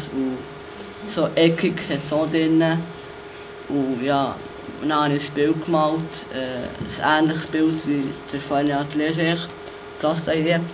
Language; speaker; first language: German; early bilingual, other home language; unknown